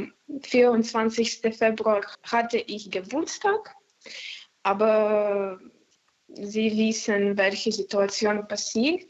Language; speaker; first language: German; non-native, learner; Ukrainian